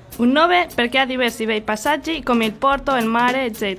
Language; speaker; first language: Italian; non-native, learner; Catalan